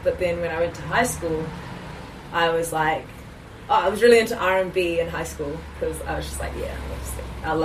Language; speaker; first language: English; native; English